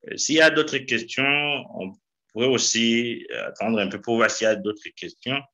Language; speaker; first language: French; non-native, local second language; Rundi